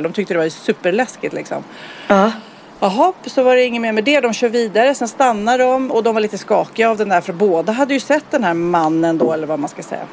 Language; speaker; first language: Swedish; native; Swedish